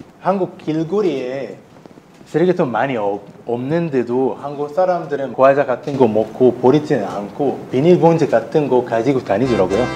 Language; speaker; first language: Korean; non-native, fluent; Arabic